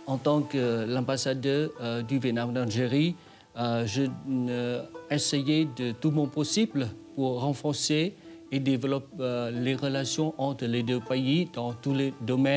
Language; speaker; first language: French; non-native, fluent; Vietnamese